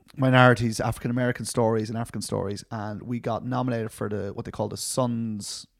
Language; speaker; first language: English; native; English